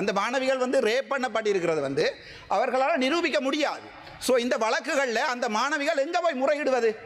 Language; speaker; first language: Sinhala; non-native, local second language; Tamil